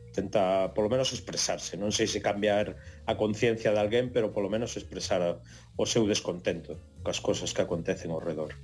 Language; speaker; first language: Galician; native; Galician